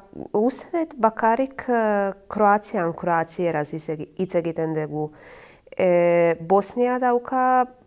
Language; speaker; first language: Basque; non-native, learner; Croatian